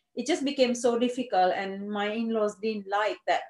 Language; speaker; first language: English; non-native, local second language; Gujarati